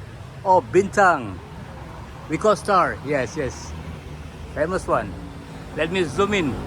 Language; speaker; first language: English; non-native, learner; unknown